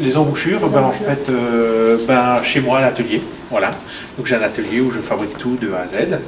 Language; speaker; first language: French; native; French